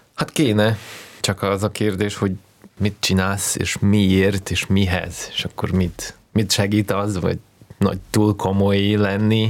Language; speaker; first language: Hungarian; early bilingual, heritage; Hungarian